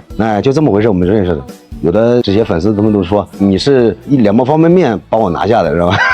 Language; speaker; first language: Chinese; native; Chinese